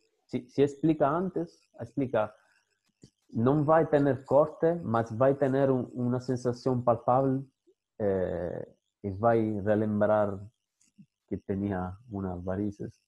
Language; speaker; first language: Spanish; non-native, fluent; Italian